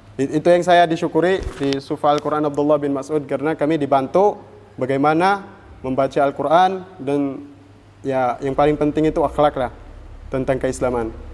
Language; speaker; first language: Indonesian; non-native, fluent; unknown